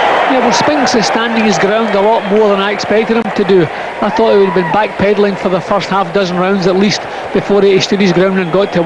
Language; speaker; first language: English; native; English